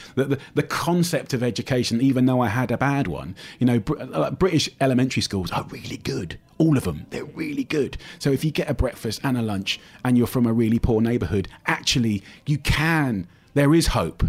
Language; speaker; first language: English; native; English